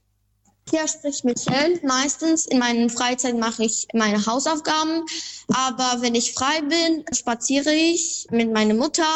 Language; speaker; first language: German; non-native, fluent; Albanian